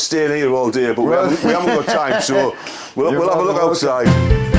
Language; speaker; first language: English; native; English